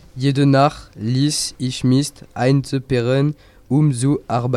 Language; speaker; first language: German; non-native, learner; French